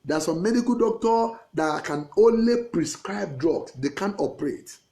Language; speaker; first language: English; non-native, local second language; Yoruba